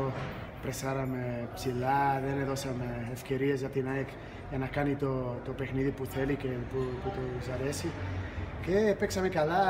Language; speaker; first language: Greek; non-native, fluent; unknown